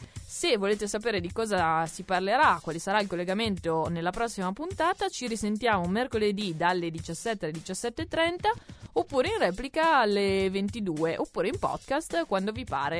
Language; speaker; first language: Italian; native; Italian